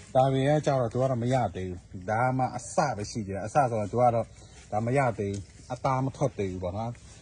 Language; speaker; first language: Burmese; native; Burmese